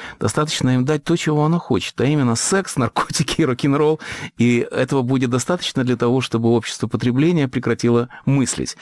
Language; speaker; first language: Russian; native; Russian